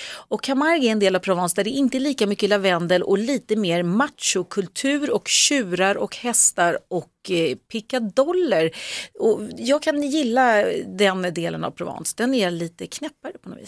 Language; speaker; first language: Swedish; native; Swedish